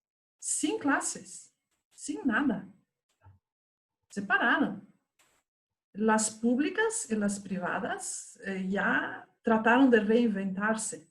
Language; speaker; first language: Spanish; non-native, fluent; Portuguese